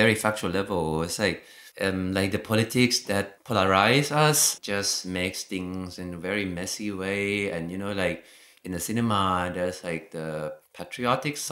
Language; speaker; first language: English; non-native, fluent; Thai